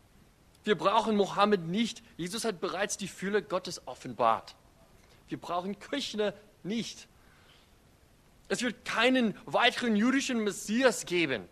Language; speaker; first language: German; non-native, fluent; English